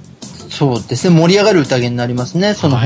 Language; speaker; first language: Japanese; native; Japanese